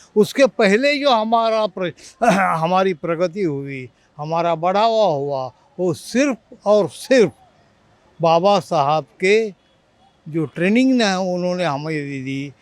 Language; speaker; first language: Hindi; non-native, local second language; Marathi